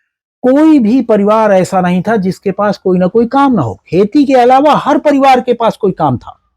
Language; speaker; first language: Hindi; native; Hindi